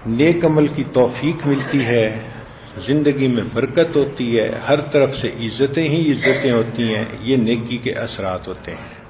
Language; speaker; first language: Urdu; non-native, local second language; Punjabi